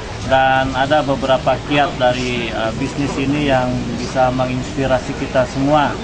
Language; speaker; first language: Indonesian; non-native, local second language; Banjar